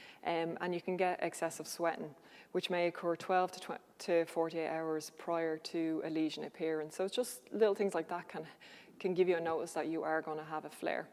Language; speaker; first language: English; native; English